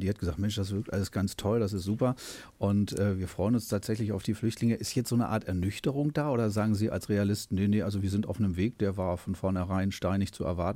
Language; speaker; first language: German; native; German